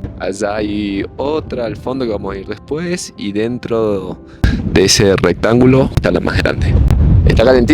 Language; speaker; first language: Spanish; native; Spanish